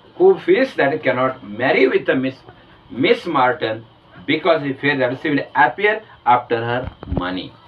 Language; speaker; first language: English; non-native, local second language; Marathi